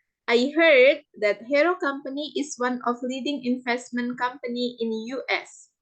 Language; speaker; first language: English; non-native, fluent; Indonesian